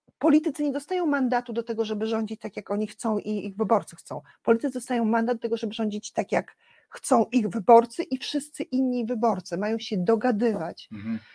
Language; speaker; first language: Polish; native; Polish